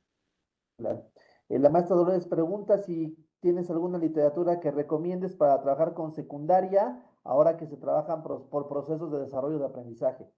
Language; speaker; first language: Spanish; native; Spanish